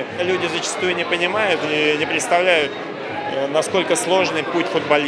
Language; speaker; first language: Russian; native; Russian